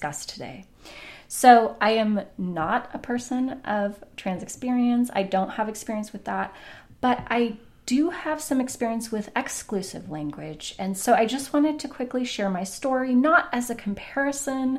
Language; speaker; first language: English; native; English